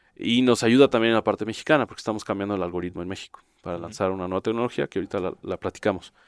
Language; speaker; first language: Spanish; native; Spanish